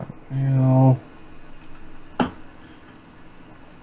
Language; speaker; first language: English; native; English